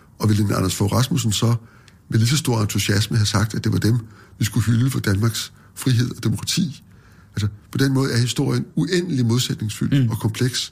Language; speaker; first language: Danish; native; Danish